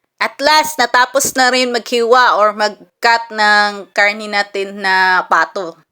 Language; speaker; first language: Filipino; non-native, local second language; Cebuano